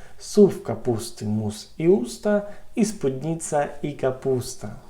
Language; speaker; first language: Polish; non-native, learner; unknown